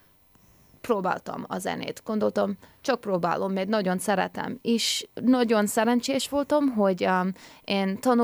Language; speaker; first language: Hungarian; early bilingual, heritage; English